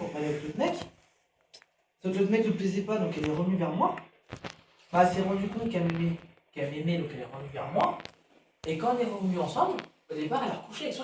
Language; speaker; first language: French; native; French